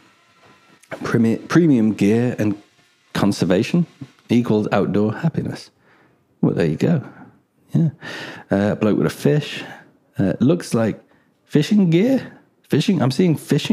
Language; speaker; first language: English; native; English